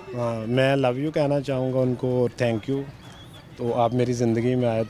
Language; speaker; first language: Urdu; native; Urdu